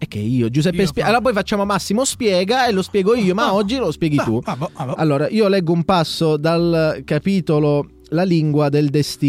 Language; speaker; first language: Italian; native; Italian